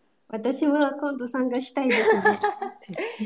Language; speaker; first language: Japanese; non-native, fluent; Chinese